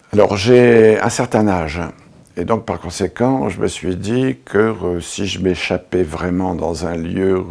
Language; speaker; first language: French; native; French